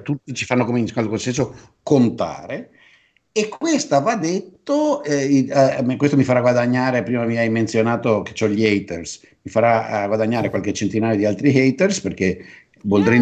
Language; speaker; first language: Italian; native; Italian